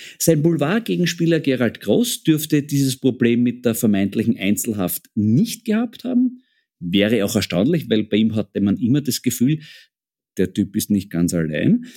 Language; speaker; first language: German; native; German